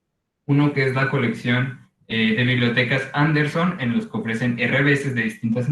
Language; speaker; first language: Spanish; native; Spanish